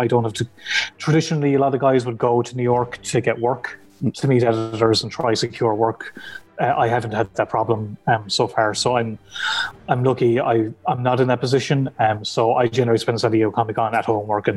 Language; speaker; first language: English; native; English